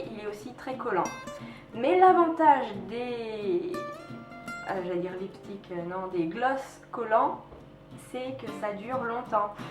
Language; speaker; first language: French; native; French